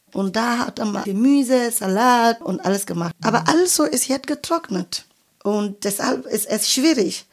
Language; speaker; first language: German; non-native, fluent; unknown